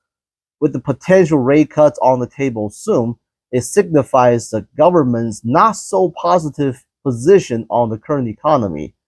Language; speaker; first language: English; non-native, fluent; Chinese